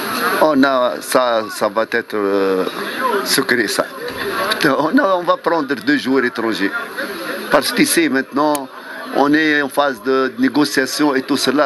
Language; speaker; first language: French; non-native, fluent; Arabic